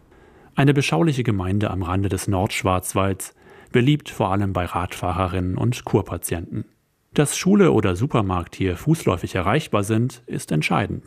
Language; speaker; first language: German; native; German